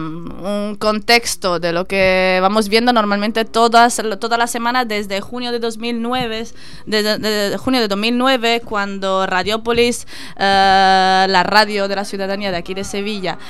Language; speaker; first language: Spanish; native; Spanish